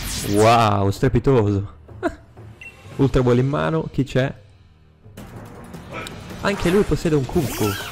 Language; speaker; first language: Italian; native; Italian